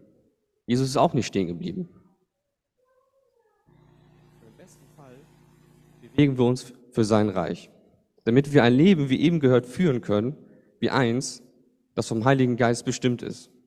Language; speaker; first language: German; native; German